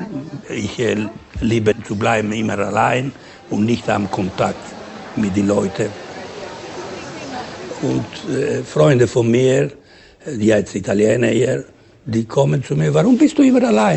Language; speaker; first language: German; non-native, learner; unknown